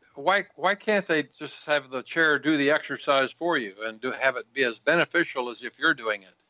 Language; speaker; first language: English; native; English